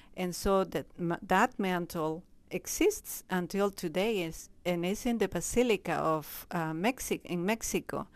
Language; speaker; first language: English; non-native, fluent; Spanish